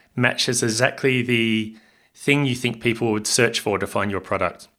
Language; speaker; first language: English; native; English